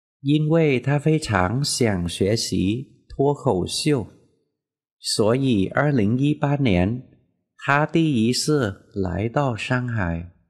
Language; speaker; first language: Chinese; non-native, fluent; Vietnamese